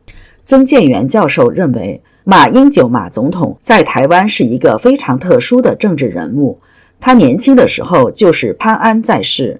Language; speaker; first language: Chinese; native; Chinese